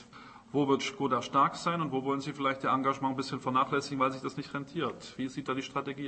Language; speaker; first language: German; native; German